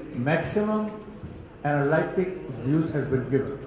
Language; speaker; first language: English; non-native, local second language; Bangla